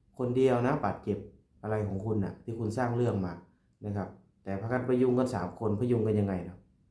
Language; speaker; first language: Thai; native; Thai